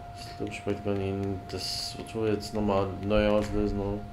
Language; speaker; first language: German; native; German